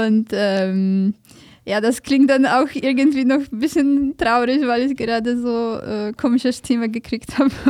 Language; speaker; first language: German; non-native, fluent; Polish